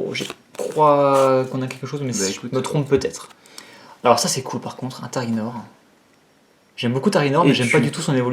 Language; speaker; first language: French; native; French